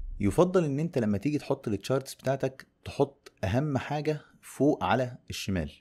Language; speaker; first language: Arabic; native; Arabic